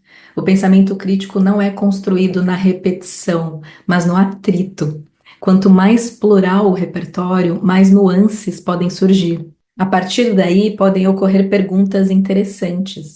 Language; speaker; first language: Portuguese; native; Portuguese